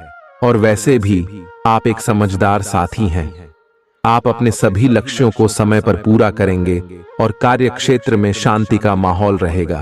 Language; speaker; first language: Hindi; native; Hindi